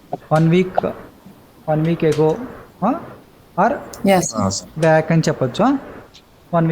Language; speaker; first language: Telugu; native; Telugu